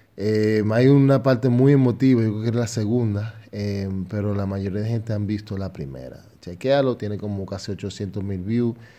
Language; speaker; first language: Spanish; early bilingual, heritage; Spanish